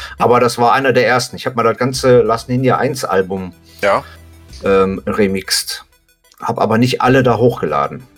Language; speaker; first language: German; native; German